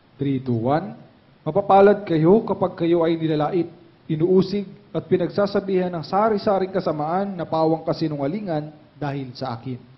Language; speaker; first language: Filipino; native; Filipino